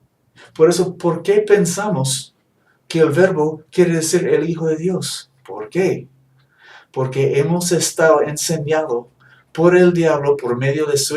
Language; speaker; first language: Spanish; non-native, fluent; English